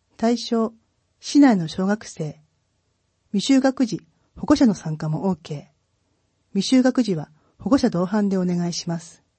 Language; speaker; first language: Japanese; native; Japanese